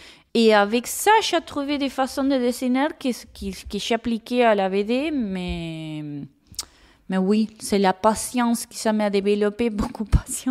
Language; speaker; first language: French; non-native, fluent; Spanish